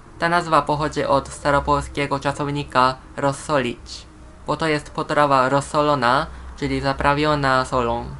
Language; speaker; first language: Polish; non-native, fluent; Japanese